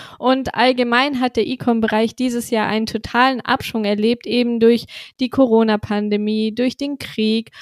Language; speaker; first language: German; native; German